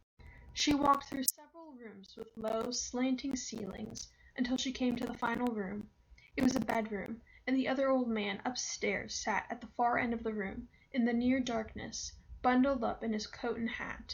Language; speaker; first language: English; native; English